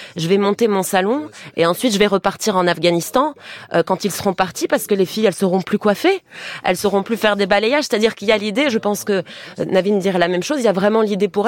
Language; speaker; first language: French; native; French